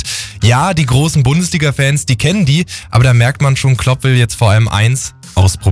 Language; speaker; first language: German; native; German